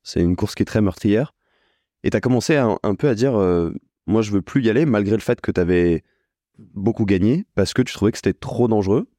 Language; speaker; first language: French; native; French